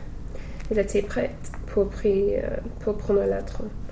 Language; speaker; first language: French; non-native, fluent; English